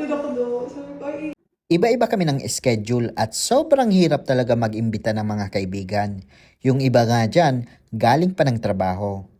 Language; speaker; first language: Filipino; native; Filipino